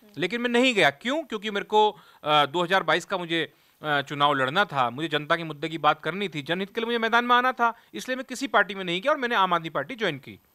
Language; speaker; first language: Hindi; native; Hindi